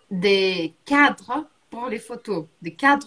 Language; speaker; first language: French; non-native, fluent; Portuguese